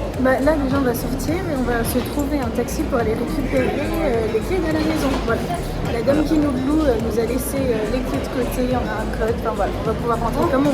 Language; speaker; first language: French; native; French